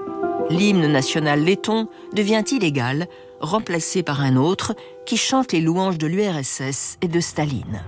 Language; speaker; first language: French; native; French